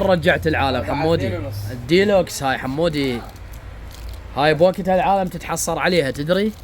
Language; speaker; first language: Arabic; native; Arabic